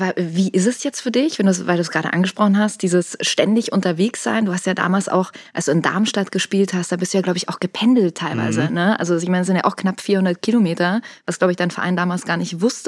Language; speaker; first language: German; native; German